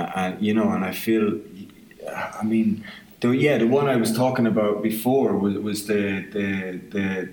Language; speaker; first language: English; native; English